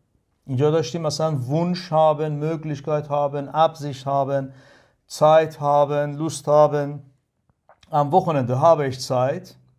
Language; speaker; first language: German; non-native, fluent; Persian